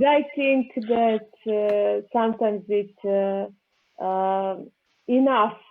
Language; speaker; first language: English; non-native, learner; Serbian